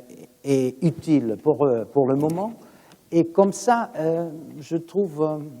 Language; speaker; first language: French; non-native, fluent; German